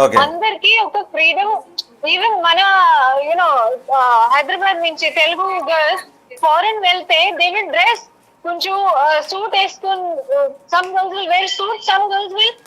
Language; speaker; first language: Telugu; non-native, learner; Hindi